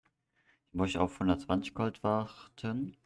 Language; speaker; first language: German; native; German